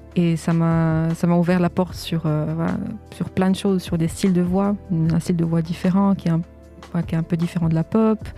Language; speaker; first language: French; early bilingual, other home language; Portuguese